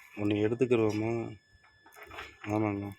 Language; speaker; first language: Tamil; native; Tamil